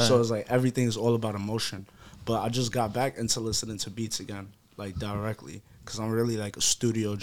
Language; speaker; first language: English; native; English